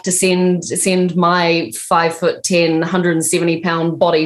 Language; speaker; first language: English; native; English